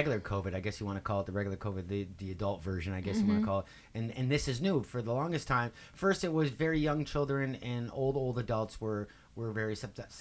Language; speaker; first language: English; native; English